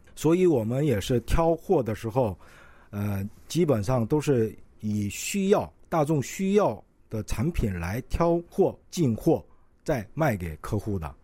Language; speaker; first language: Chinese; non-native, local second language; Korean